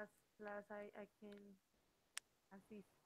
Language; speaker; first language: English; non-native, learner; Spanish